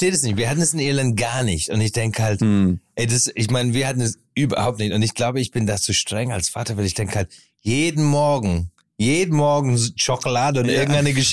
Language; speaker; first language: German; non-native, fluent; English